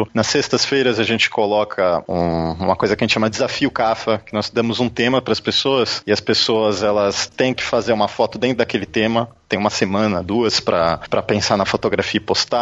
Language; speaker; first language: Portuguese; native; Portuguese